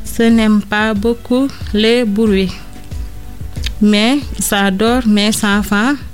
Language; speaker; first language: French; non-native, learner; Portuguese